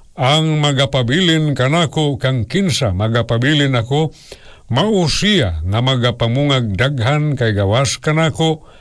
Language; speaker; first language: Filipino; non-native, local second language; Cebuano